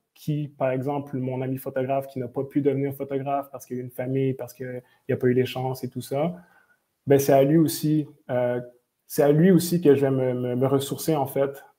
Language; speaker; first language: French; native; French